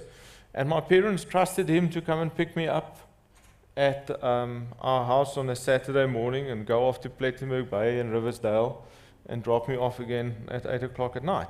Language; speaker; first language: English; non-native, local second language; Afrikaans